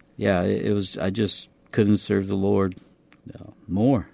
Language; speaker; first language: English; native; English